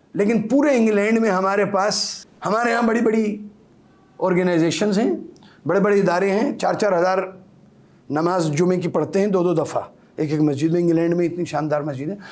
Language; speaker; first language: Urdu; native; Urdu